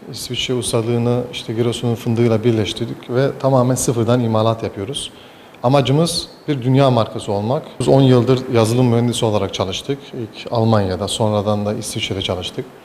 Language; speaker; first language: Turkish; early bilingual, heritage; Turkish